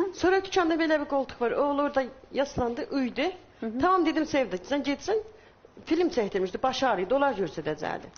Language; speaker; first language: Turkish; non-native, learner; Persian